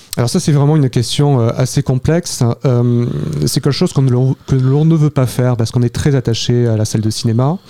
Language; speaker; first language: French; native; French